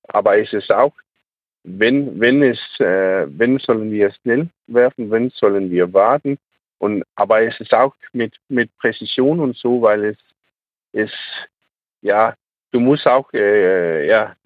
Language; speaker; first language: German; non-native, learner; Danish